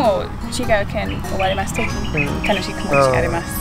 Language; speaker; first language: Japanese; non-native, learner; English